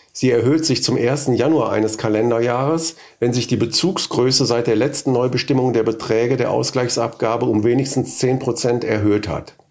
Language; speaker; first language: German; native; German